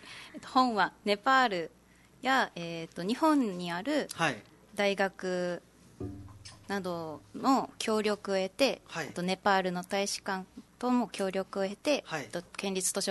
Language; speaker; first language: Japanese; native; Japanese